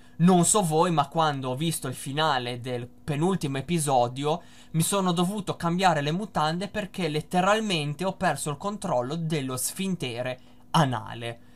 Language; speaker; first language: Italian; native; Italian